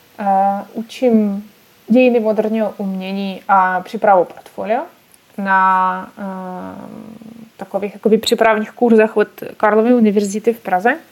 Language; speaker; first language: Czech; non-native, fluent; Russian